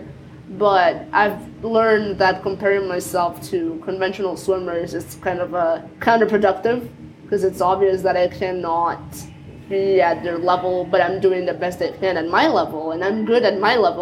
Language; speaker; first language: English; early bilingual, other home language; Spanish